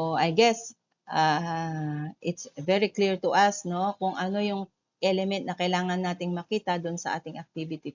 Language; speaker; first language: Filipino; native; Filipino